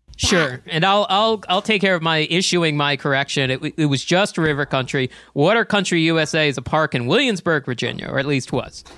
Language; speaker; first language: English; native; English